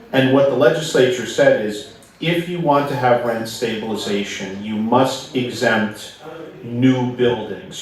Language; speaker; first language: English; native; English